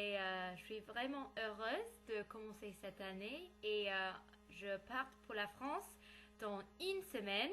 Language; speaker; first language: French; non-native, learner; English